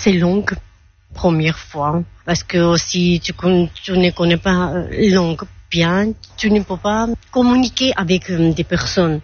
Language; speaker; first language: French; non-native, learner; Georgian